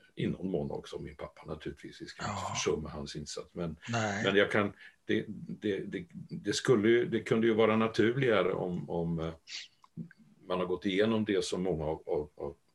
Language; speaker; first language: Swedish; native; Swedish